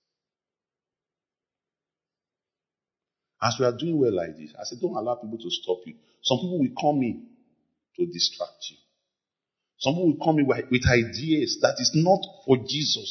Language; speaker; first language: English; non-native, local second language; Yoruba